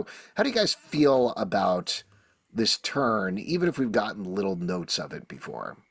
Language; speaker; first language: English; native; English